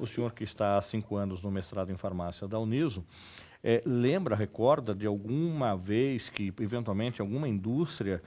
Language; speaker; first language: Portuguese; native; Portuguese